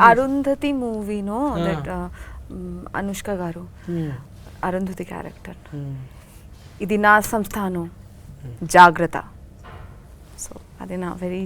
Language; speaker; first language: Telugu; non-native, learner; Bangla